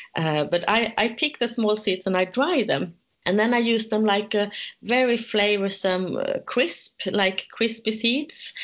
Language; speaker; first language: English; non-native, fluent; Swedish